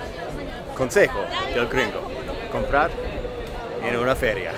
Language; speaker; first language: Spanish; non-native, fluent; English